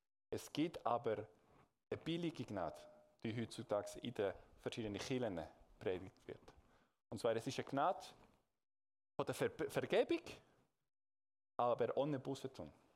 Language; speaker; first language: German; non-native, fluent; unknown